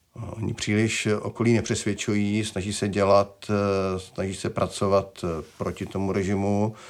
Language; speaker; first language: Czech; native; Czech